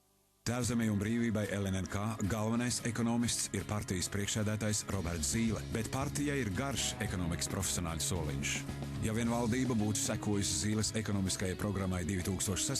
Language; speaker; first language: Latvian; native; Latvian